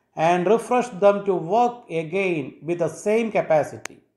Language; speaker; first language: English; non-native, local second language; Malayalam